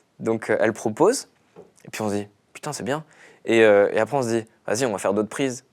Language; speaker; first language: French; native; French